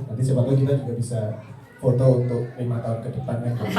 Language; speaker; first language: Indonesian; native; Indonesian